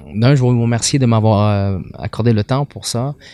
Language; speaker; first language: French; native; French